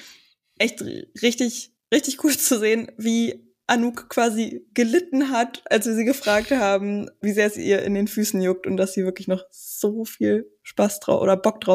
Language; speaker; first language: German; native; German